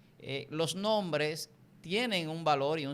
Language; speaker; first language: Spanish; native; Spanish